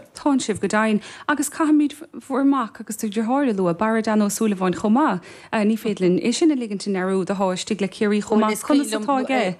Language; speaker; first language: Irish; native; Irish